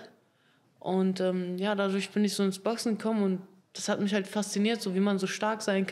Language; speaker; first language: German; early bilingual, other home language; Russian